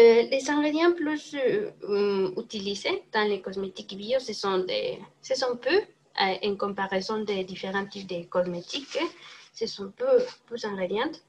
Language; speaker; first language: French; non-native, learner; Spanish